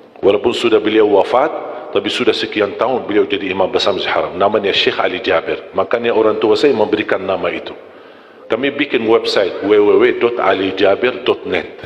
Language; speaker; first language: Malay; non-native, fluent; Arabic